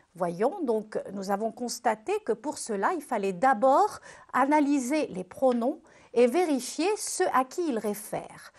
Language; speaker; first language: French; non-native, local second language; Arabic